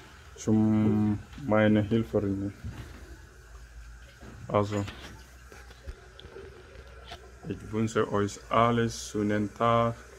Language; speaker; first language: German; non-native, learner; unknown